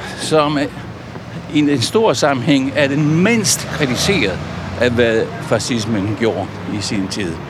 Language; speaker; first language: Danish; non-native, fluent; Italian